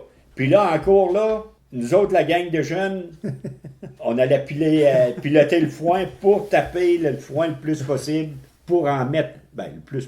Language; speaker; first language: French; native; French